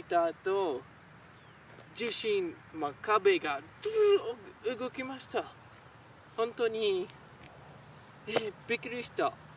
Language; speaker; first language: Japanese; non-native, learner; French